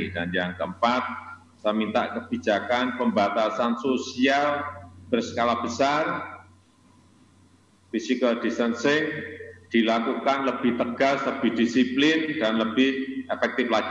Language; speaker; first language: Indonesian; non-native, local second language; Javanese